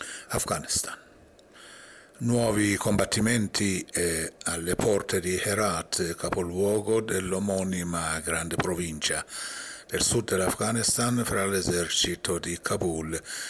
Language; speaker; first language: Italian; non-native, fluent; Persian